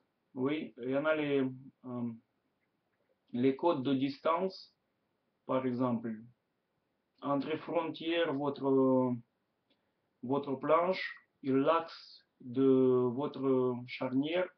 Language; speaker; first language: French; non-native, learner; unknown